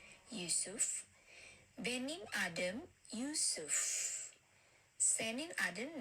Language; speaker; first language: Turkish; non-native, learner; Indonesian